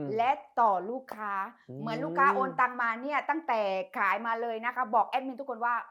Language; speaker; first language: Thai; native; Thai